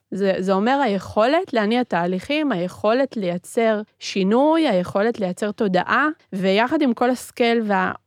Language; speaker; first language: Hebrew; early bilingual, other home language; Spanish